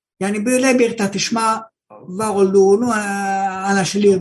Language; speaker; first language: Turkish; non-native, learner; Greek